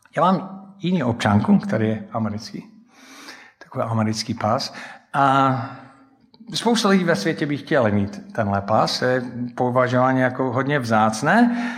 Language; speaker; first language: Czech; non-native, fluent; English